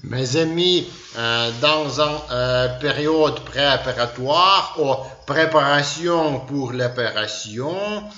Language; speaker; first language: French; non-native, learner; Ukrainian